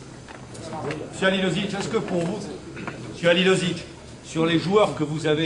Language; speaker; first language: French; non-native, local second language; Arabic